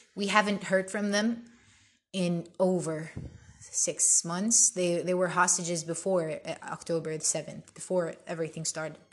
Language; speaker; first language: English; early bilingual, other home language; Arabic